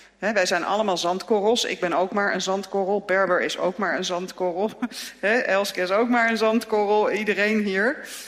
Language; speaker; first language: Dutch; native; Dutch